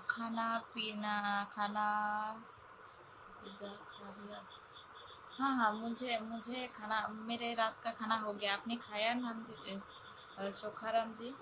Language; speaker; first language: Hindi; non-native, fluent; Bangla